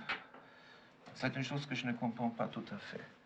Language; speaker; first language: French; non-native, fluent; German